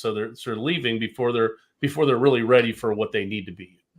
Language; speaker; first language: English; native; English